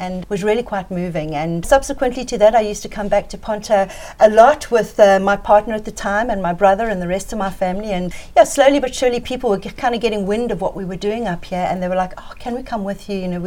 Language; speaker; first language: English; native; English